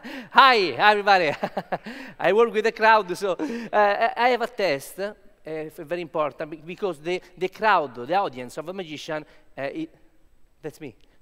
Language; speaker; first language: English; non-native, learner; Italian